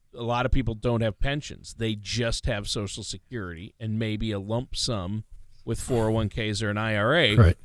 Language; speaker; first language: English; native; English